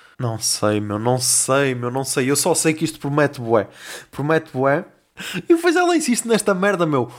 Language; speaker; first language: Portuguese; native; Portuguese